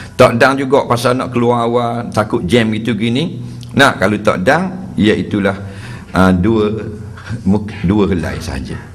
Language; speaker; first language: Malay; native; Malay